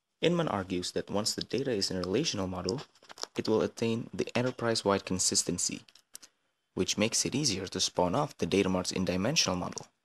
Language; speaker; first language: English; non-native, fluent; Indonesian